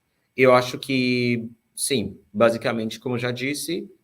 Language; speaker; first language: Portuguese; non-native, fluent; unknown